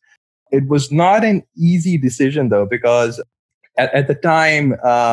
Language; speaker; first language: English; non-native, local second language; Urdu